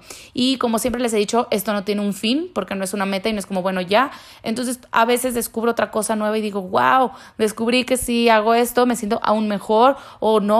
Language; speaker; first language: Spanish; native; Spanish